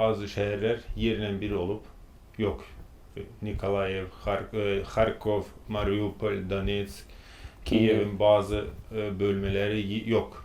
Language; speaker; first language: Turkish; non-native, fluent; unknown